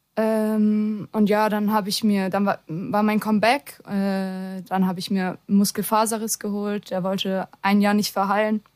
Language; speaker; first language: German; native; German